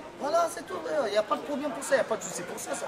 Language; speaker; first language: French; native; French